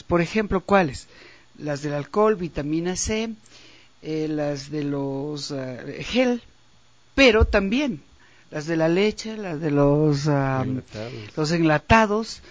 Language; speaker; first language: Spanish; native; Spanish